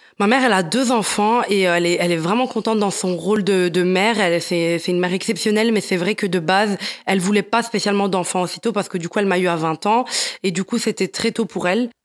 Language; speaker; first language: French; early bilingual, other home language; Italian